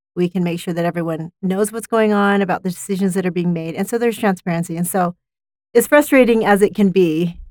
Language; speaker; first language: English; native; English